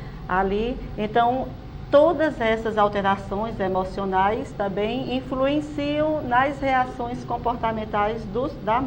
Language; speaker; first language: Portuguese; native; Portuguese